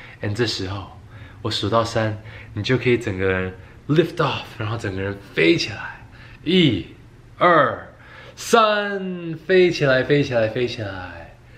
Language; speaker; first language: Chinese; early bilingual, heritage; Chinese